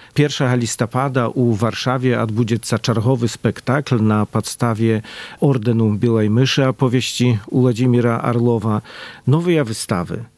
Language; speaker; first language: Belarusian; native; Belarusian